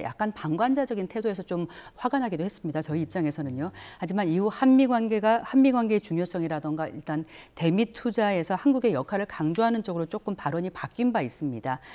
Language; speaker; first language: Korean; native; Korean